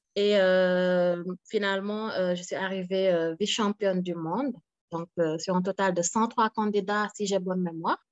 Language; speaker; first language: French; non-native, local second language; Wolof